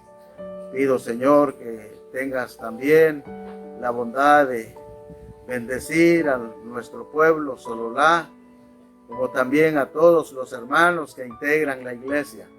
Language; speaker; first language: Spanish; native; Spanish